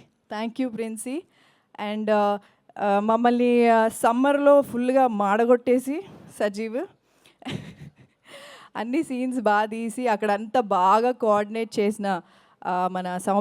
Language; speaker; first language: Telugu; native; Telugu